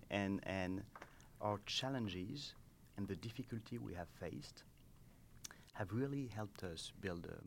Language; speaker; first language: English; non-native, fluent; French